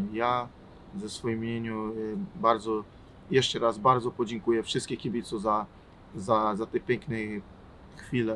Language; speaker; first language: Polish; non-native, learner; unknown